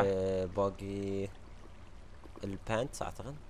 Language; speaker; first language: Arabic; native; Arabic